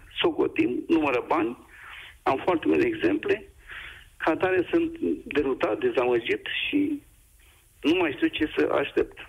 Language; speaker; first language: Romanian; native; Romanian